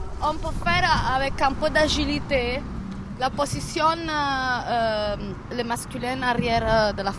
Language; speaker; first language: French; non-native, fluent; Italian